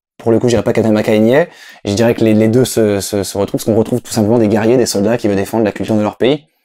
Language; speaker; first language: French; native; French